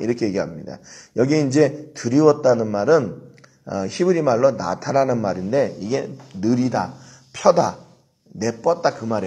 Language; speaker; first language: Korean; native; Korean